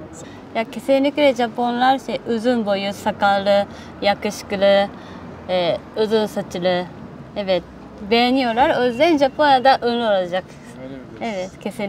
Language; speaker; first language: Turkish; non-native, learner; Japanese